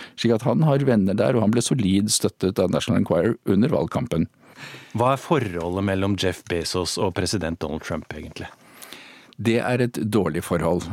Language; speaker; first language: Norwegian; native; Norwegian